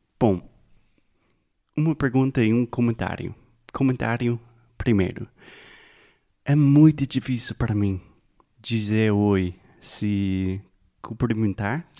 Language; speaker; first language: Portuguese; non-native, fluent; English